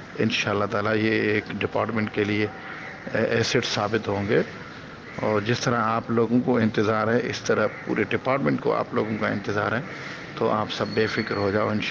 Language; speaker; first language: Urdu; non-native, local second language; Sindhi